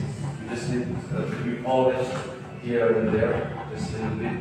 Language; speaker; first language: English; non-native, fluent; Indonesian